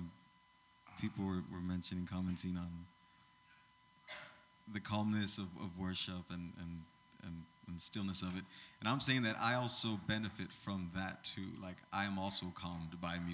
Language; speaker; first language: English; native; English